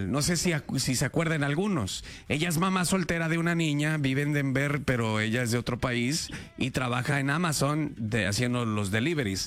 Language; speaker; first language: Spanish; native; Spanish